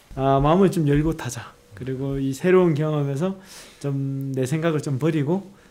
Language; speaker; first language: Korean; native; Korean